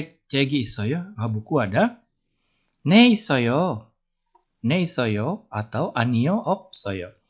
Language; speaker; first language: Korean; non-native, fluent; Indonesian